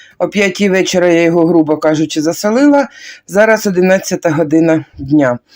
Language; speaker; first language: Ukrainian; non-native, local second language; Russian